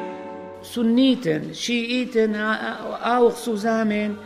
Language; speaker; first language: German; non-native, learner; Arabic